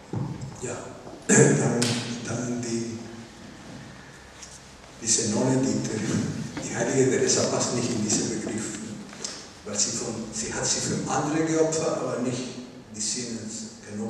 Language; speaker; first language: German; non-native, learner; Spanish